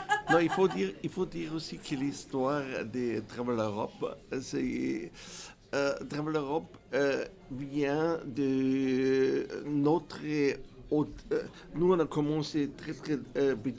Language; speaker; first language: French; non-native, fluent; German